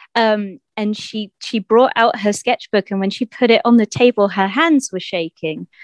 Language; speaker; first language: English; native; English